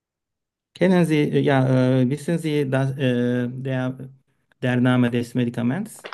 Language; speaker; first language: German; non-native, learner; Turkish